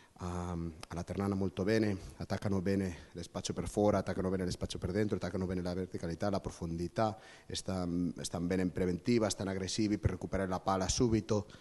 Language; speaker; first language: Italian; non-native, fluent; Spanish